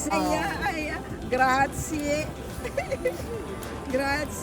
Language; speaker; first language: Italian; non-native, learner; Filipino